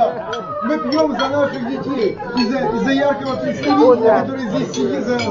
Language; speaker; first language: Russian; native; Russian